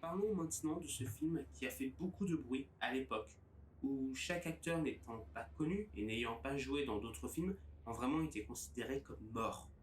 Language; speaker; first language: French; native; French